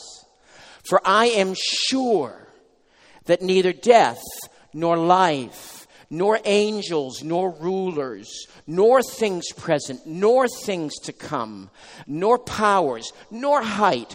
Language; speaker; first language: English; native; English